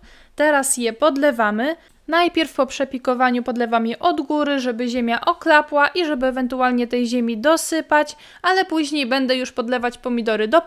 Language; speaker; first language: Polish; native; Polish